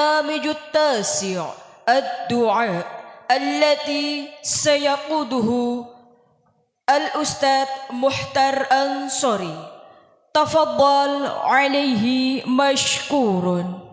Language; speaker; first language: Arabic; non-native, learner; Indonesian